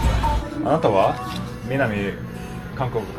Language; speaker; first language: Japanese; non-native, learner; English